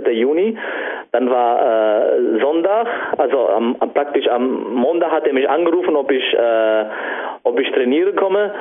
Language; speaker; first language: German; non-native, fluent; Italian